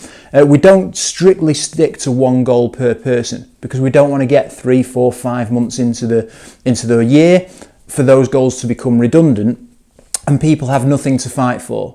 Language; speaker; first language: English; native; English